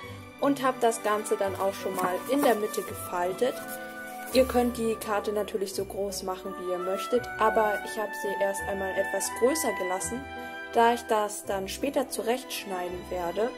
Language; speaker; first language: German; native; German